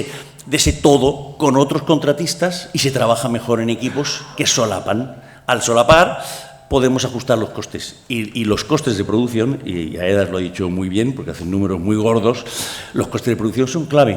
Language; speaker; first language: Spanish; native; Spanish